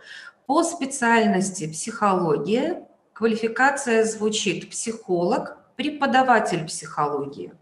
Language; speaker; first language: Russian; native; Russian